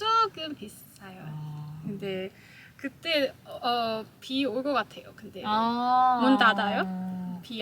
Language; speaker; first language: Korean; non-native, learner; Cantonese